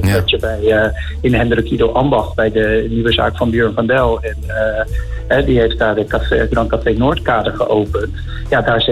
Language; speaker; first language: Dutch; native; Dutch